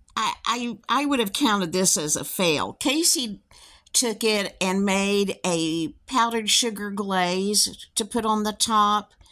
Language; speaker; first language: English; native; English